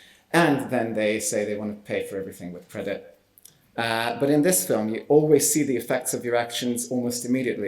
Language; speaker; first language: English; non-native, fluent; Hungarian